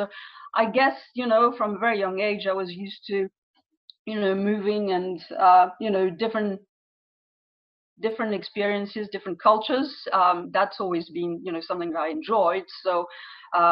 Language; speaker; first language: English; non-native, fluent; French